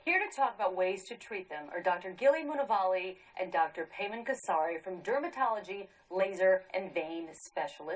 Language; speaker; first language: English; native; English